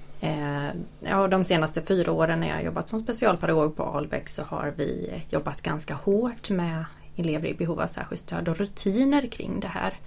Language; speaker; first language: Swedish; native; Swedish